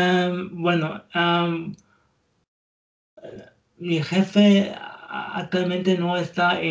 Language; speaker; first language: Spanish; non-native, learner; German